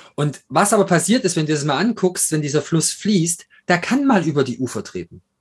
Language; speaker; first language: German; native; German